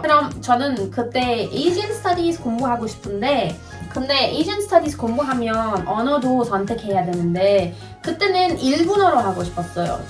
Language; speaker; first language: Korean; non-native, fluent; Persian